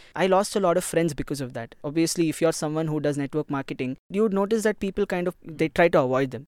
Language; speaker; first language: English; non-native, local second language; Kannada